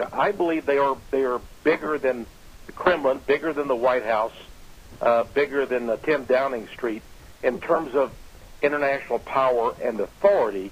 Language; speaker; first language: English; native; English